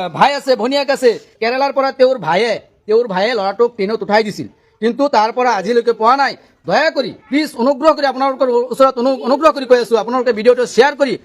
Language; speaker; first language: Assamese; non-native, local second language; Bangla